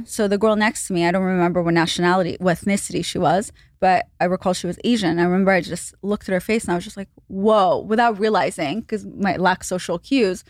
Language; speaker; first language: English; non-native, fluent; Hebrew